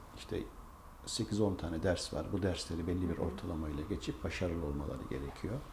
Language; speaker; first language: Turkish; native; Turkish